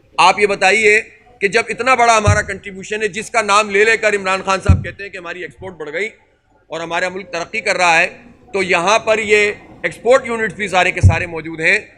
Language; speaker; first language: Urdu; native; Urdu